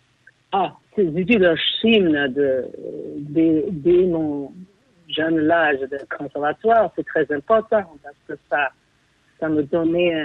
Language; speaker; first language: French; non-native, fluent; Chinese